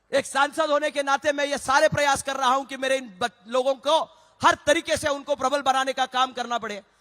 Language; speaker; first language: Hindi; non-native, local second language; Marathi